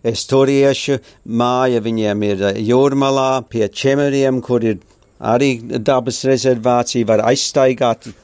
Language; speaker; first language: Latvian; early bilingual, heritage; Latvian